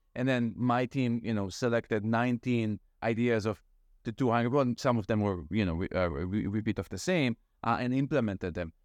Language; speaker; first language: English; non-native, fluent; Hebrew